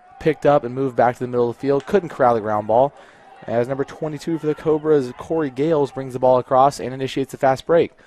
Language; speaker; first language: English; native; English